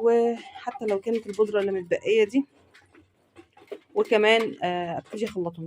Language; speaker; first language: Arabic; native; Arabic